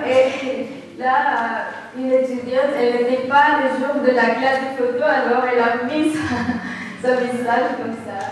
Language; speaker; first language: French; non-native, local second language; Spanish